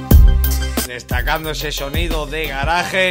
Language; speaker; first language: Spanish; native; Spanish